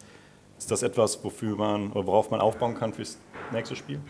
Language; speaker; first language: German; native; German